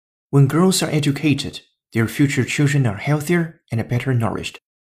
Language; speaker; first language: English; non-native, fluent; Chinese